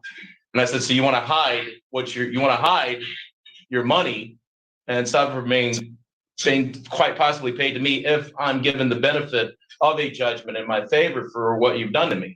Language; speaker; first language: English; native; English